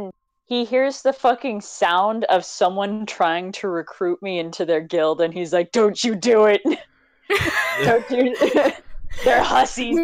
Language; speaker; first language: English; native; English